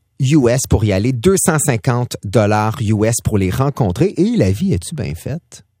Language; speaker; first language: French; native; French